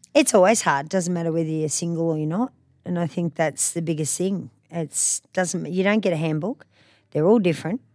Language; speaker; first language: English; native; English